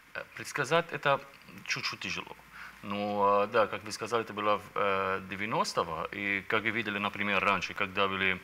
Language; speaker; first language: Russian; non-native, learner; Arabic